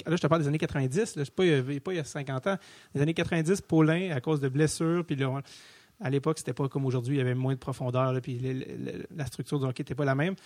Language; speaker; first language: French; native; French